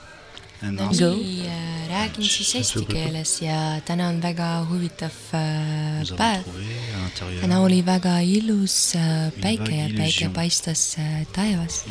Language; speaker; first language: Estonian; non-native, learner; French